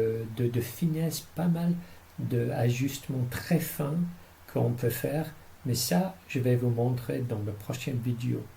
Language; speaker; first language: French; non-native, fluent; English